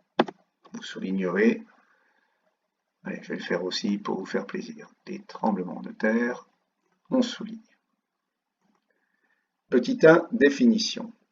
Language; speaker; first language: French; native; French